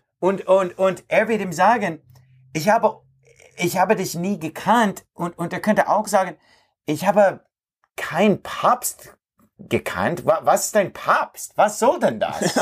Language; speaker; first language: German; non-native, fluent; English